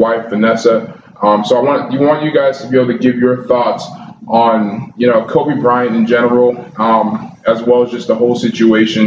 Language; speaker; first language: English; native; English